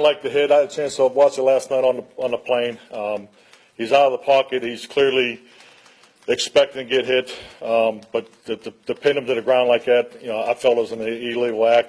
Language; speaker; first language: English; native; English